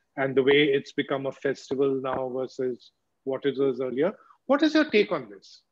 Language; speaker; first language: English; non-native, local second language; Bangla